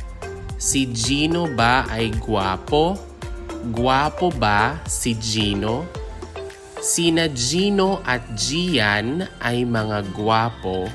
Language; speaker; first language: Filipino; non-native, local second language; Hiligaynon